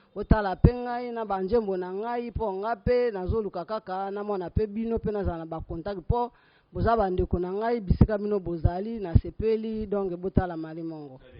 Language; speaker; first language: Lingala; non-native, local second language; Mongo